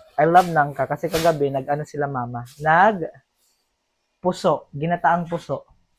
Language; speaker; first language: Filipino; native; Filipino